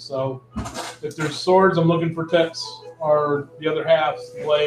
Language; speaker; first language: English; native; English